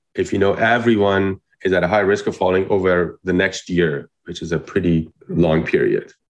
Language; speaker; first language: English; non-native, fluent; Persian